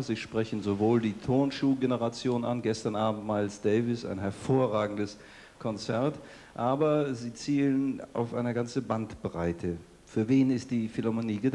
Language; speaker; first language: German; native; German